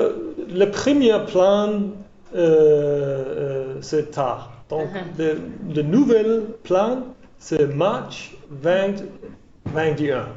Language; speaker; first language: French; non-native, learner; English